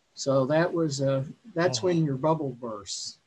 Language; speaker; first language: English; native; English